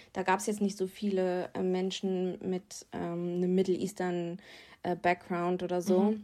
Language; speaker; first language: German; native; German